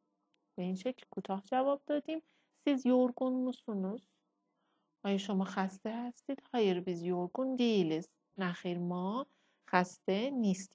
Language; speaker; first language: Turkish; non-native, fluent; Persian